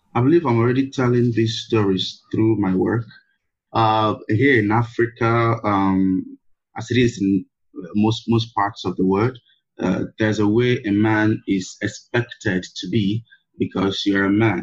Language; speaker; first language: English; non-native, local second language; Igbo